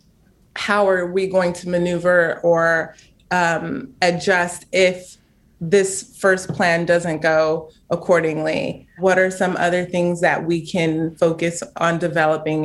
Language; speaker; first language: English; native; English